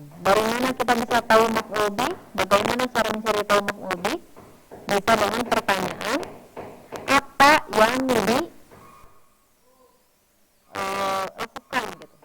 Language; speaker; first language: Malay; non-native, local second language; Sundanese